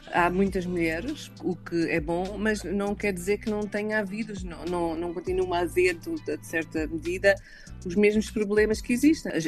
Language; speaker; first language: Portuguese; native; Portuguese